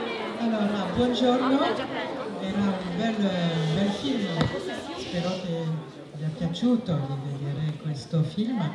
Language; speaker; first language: Italian; non-native, fluent; French